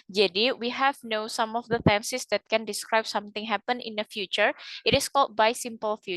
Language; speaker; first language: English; non-native, fluent; Indonesian